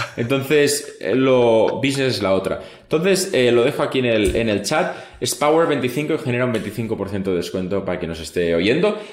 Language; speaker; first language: Spanish; non-native, local second language; Catalan